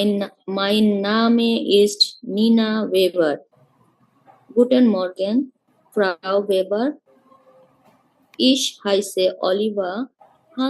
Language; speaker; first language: German; non-native, learner; Bangla